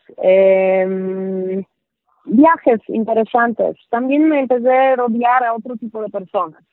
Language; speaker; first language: Spanish; non-native, fluent; Polish